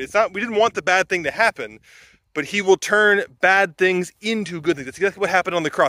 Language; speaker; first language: English; native; English